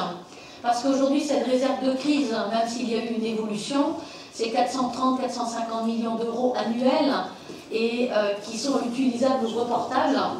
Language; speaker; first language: French; native; French